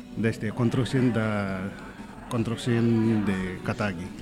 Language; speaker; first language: Spanish; non-native, learner; Nepali